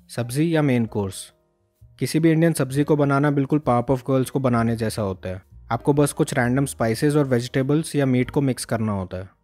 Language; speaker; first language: Hindi; native; Hindi